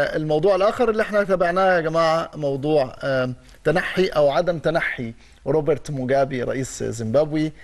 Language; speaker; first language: Arabic; native; Arabic